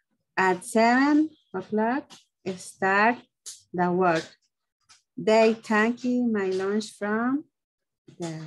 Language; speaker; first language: English; non-native, learner; Spanish